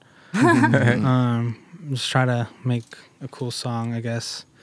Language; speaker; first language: English; early bilingual, other home language; German